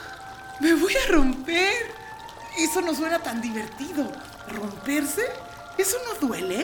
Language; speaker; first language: Spanish; native; Spanish